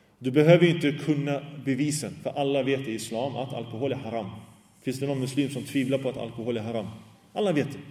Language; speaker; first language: Swedish; early bilingual, other home language; Arabic